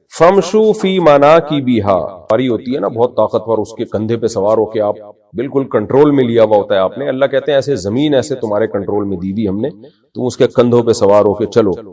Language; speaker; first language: Urdu; native; Urdu